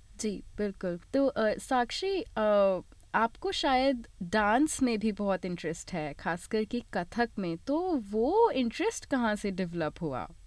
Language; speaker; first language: Hindi; native; Hindi